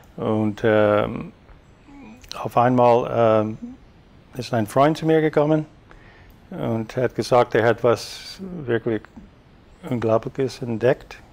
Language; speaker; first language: German; non-native, fluent; English